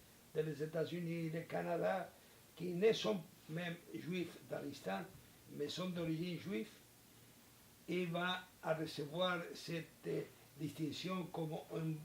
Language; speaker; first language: French; non-native, learner; Spanish